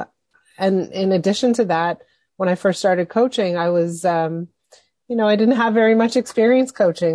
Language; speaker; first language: English; native; English